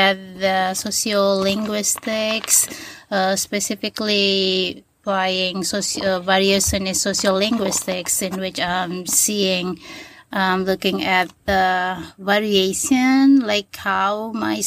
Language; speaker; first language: English; non-native, fluent; Sasak